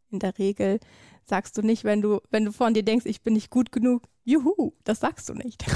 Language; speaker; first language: German; early bilingual, other home language; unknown